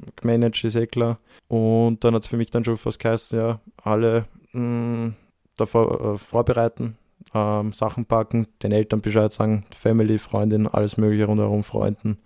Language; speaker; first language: German; native; German